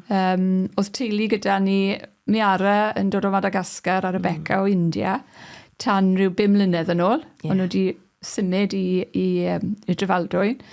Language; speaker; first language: Welsh; native; Welsh